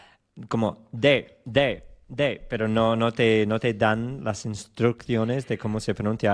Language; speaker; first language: Spanish; non-native, fluent; English